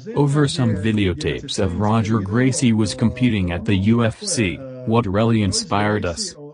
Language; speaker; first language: English; non-native, fluent; Croatian